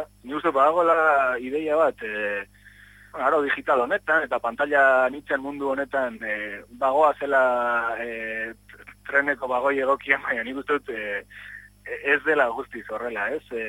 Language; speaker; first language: Basque; native; Basque